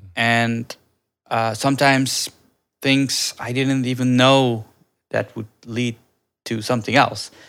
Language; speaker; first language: English; early bilingual, other home language; Dutch